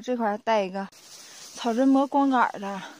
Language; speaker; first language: Chinese; native; Chinese